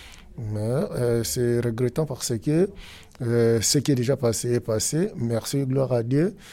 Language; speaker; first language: French; non-native, learner; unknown